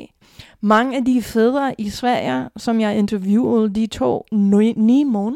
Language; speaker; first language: Danish; non-native, fluent; English